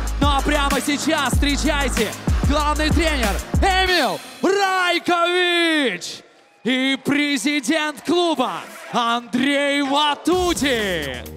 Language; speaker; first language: Russian; native; Russian